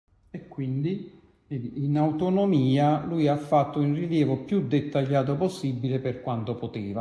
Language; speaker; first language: Italian; native; Italian